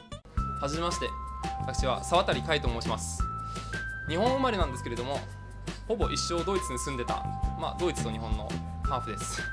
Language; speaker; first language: Japanese; early bilingual, heritage; Japanese